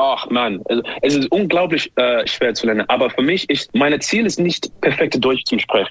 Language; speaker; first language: German; non-native, learner; English